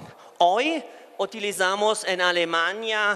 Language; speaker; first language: Spanish; non-native, fluent; German